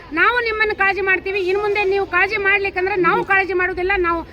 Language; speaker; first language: Kannada; non-native, local second language; Lambadi